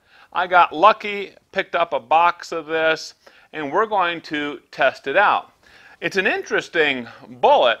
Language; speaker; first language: English; native; English